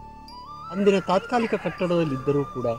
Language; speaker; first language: Kannada; native; Kannada